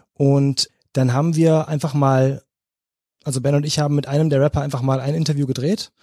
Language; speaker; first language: German; native; German